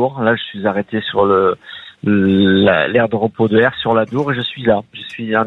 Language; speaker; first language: French; native; French